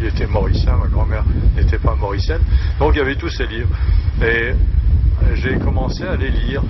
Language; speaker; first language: French; native; French